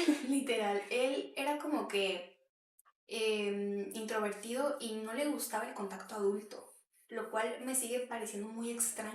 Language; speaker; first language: Spanish; native; Spanish